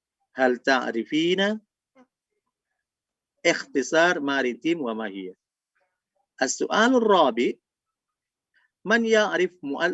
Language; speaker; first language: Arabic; non-native, fluent; Indonesian